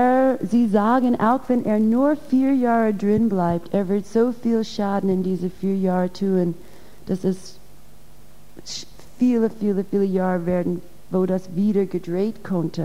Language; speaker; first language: German; non-native, fluent; English